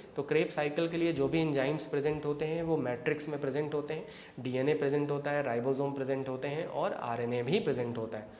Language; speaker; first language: Hindi; native; Hindi